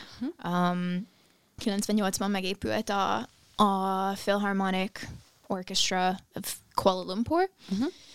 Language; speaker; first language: Hungarian; early bilingual, heritage; Hungarian